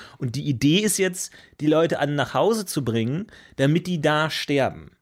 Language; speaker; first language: German; native; German